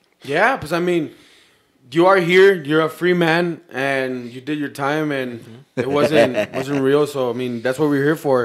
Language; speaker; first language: English; early bilingual, other home language; Spanish